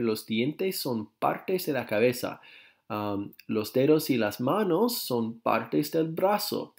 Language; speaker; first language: Spanish; non-native, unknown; English